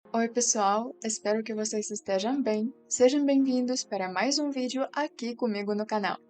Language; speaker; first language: Portuguese; non-native, fluent; Russian